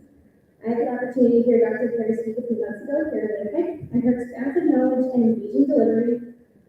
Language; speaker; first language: English; native; English